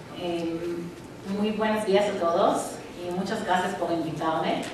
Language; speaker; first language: Spanish; non-native, fluent; Hebrew